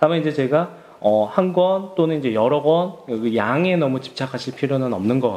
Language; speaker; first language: Korean; native; Korean